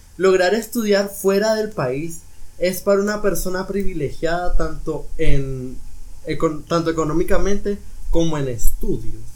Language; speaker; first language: Spanish; native; Spanish